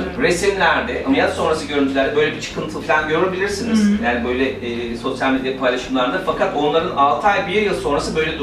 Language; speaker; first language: Turkish; native; Turkish